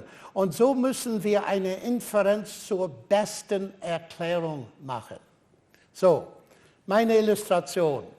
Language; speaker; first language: German; non-native, fluent; English